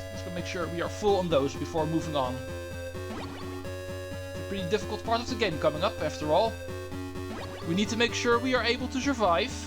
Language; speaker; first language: English; non-native, fluent; Dutch